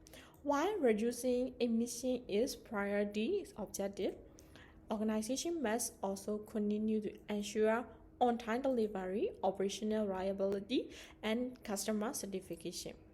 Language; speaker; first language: English; non-native, learner; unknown